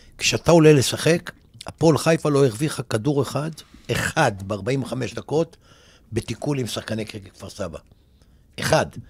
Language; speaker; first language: Hebrew; native; Hebrew